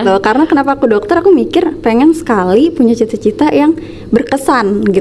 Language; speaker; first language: Indonesian; native; Indonesian